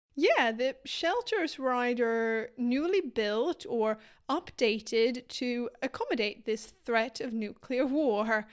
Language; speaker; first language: English; non-native, fluent; Swedish